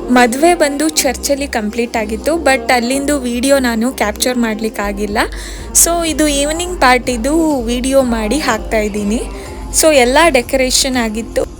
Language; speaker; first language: Kannada; non-native, local second language; Konkani